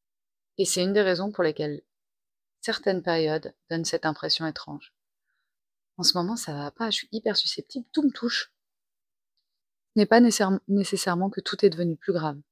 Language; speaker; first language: French; native; French